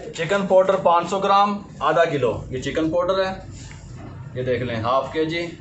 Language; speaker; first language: Urdu; non-native, local second language; Punjabi